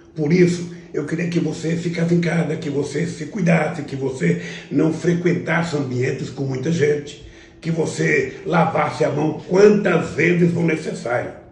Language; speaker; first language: Portuguese; native; Portuguese